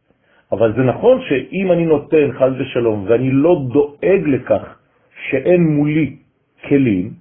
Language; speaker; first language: Hebrew; non-native, fluent; French